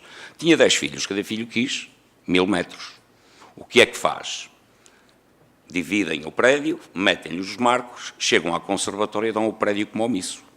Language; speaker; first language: Portuguese; native; Portuguese